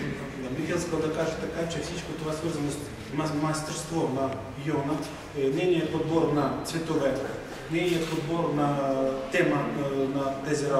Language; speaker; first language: Russian; non-native, learner; Bulgarian